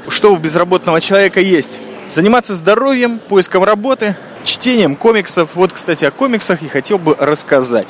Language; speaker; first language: Russian; native; Russian